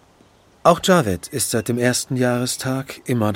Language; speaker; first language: German; native; German